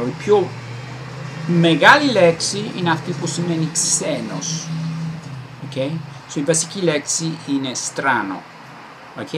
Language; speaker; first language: Greek; non-native, fluent; Italian